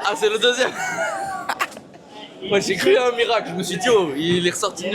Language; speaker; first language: French; native; French